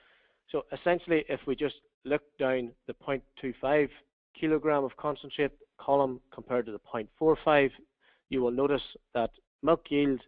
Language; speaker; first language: English; native; English